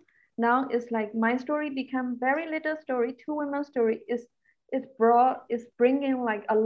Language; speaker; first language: English; non-native, fluent; Burmese